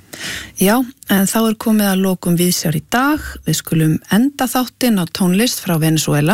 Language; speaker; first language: Icelandic; native; Icelandic